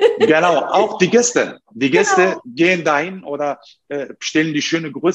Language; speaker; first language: German; non-native, learner; Turkish